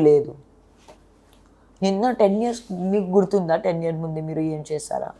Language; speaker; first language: Telugu; non-native, learner; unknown